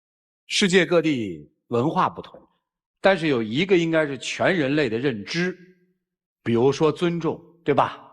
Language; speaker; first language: Chinese; native; Chinese